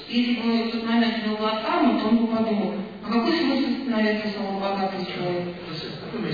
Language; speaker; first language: Russian; native; Russian